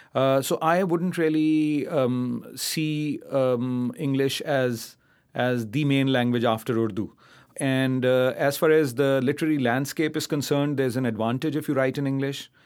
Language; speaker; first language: English; non-native, local second language; Urdu